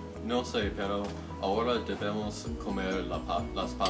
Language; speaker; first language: Spanish; non-native, learner; English